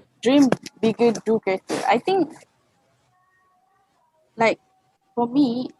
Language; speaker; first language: English; non-native, fluent; Malay